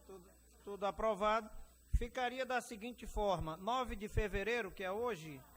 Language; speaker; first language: Portuguese; native; Portuguese